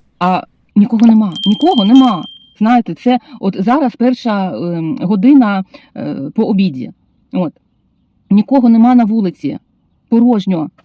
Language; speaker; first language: Ukrainian; native; Ukrainian